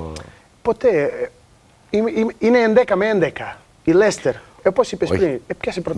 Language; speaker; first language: Greek; non-native, learner; Portuguese